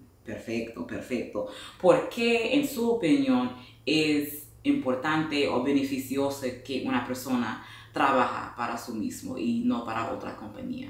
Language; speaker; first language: Spanish; non-native, fluent; English